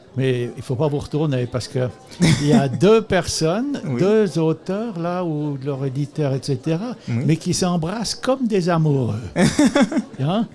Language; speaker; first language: French; native; French